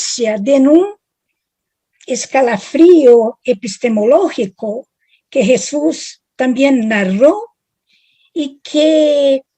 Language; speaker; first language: Spanish; non-native, fluent; Italian